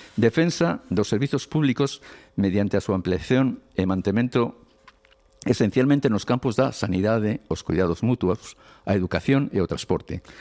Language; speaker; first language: Galician; non-native, local second language; Spanish